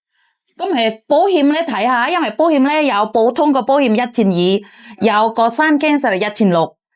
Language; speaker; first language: Cantonese; native; Cantonese